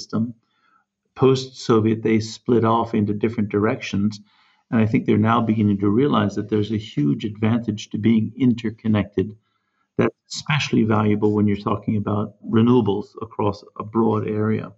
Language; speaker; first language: English; native; English